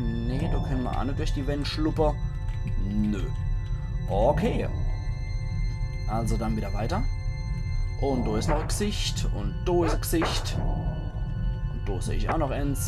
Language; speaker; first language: German; native; German